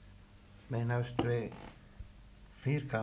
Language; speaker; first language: Dutch; non-native, learner; Turkish